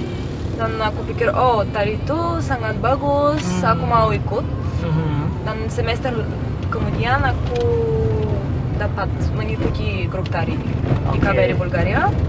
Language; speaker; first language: Indonesian; non-native, fluent; Bulgarian